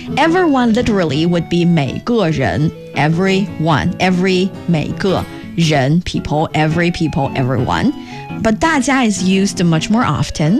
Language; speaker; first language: English; non-native, fluent; Chinese